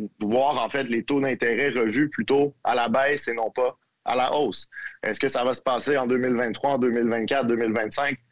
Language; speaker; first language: French; native; French